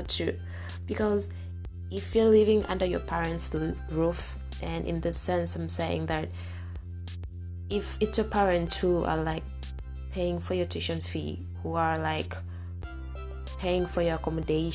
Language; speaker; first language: English; non-native, local second language; Swahili